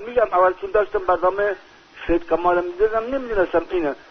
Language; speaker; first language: Persian; non-native, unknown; Swahili